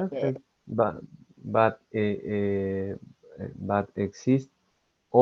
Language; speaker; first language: English; non-native, learner; Spanish